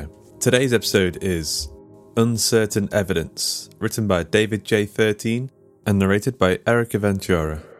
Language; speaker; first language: English; native; English